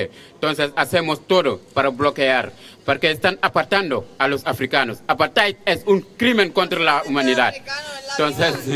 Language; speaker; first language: Spanish; non-native, fluent; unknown